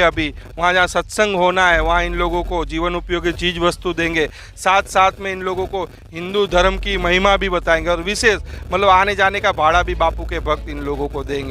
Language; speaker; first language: Hindi; native; Hindi